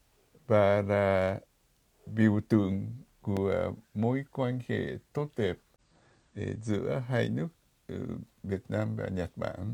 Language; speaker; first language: Vietnamese; non-native, fluent; Japanese